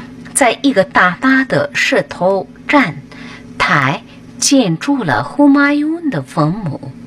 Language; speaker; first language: Chinese; non-native, fluent; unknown